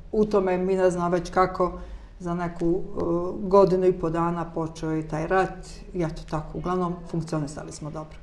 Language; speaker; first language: Croatian; native; Croatian